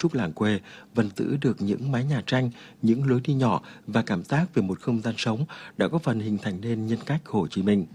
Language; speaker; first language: Vietnamese; native; Vietnamese